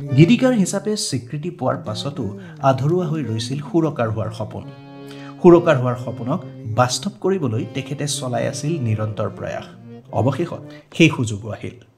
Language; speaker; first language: Assamese; native; Assamese